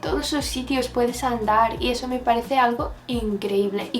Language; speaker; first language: Spanish; non-native, fluent; English